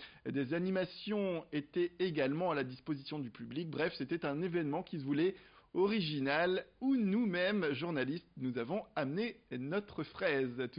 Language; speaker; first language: French; native; French